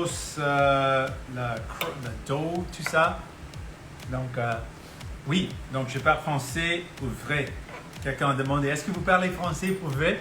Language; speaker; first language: French; non-native, local second language; Punjabi